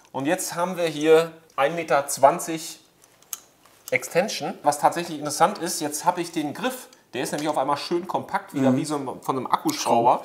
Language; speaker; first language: German; native; German